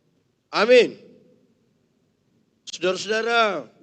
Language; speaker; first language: Malay; native; Malay